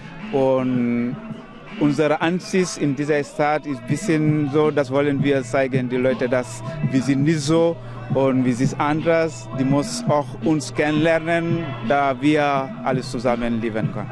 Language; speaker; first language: German; non-native, learner; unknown